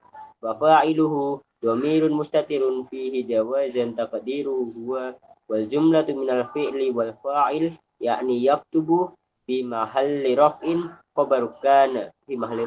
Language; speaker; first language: Arabic; non-native, learner; Indonesian